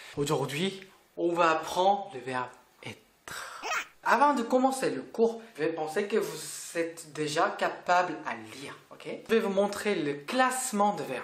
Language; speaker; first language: French; non-native, fluent; Korean